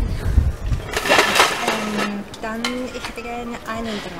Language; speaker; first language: German; non-native, fluent; Japanese